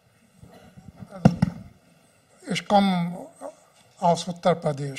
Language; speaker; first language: German; non-native, fluent; Hindi